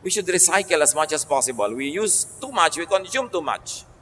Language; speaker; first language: English; non-native, local second language; Filipino